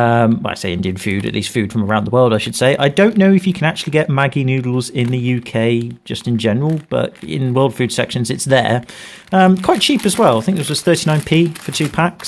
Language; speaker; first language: English; native; English